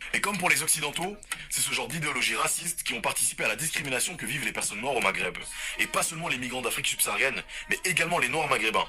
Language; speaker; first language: French; native; French